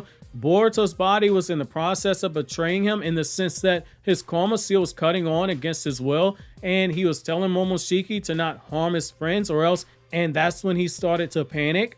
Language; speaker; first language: English; native; English